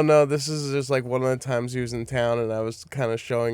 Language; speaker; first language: English; native; English